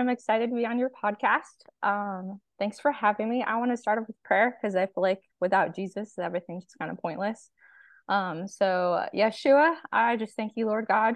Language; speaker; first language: English; native; English